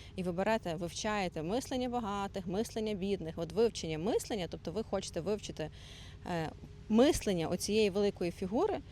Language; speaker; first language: Ukrainian; non-native, local second language; Russian